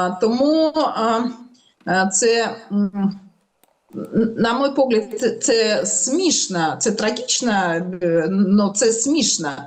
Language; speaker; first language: Ukrainian; non-native, local second language; Russian